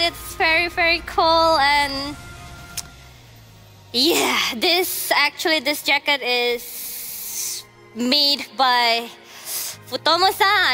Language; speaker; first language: English; non-native, fluent; Indonesian